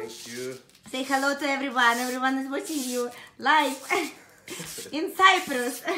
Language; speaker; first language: English; non-native, learner; Russian